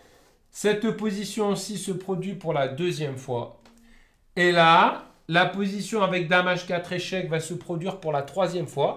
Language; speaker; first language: French; native; French